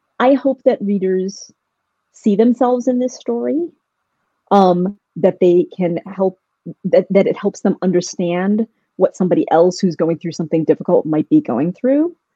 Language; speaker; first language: English; early bilingual, other home language; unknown